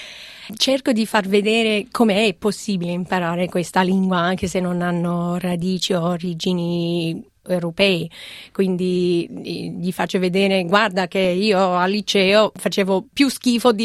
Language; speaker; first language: Italian; non-native, fluent; English